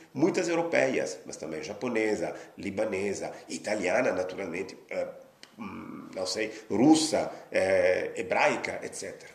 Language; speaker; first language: Portuguese; non-native, fluent; Italian